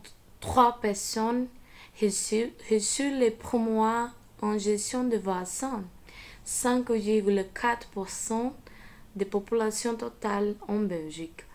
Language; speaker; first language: French; non-native, learner; Portuguese